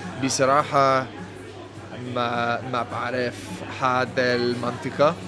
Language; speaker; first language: Arabic; non-native, learner; English